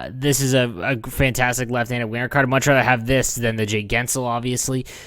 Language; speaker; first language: English; native; English